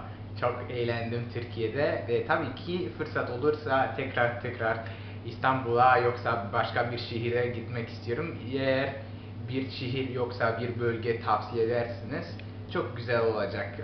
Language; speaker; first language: Turkish; non-native, learner; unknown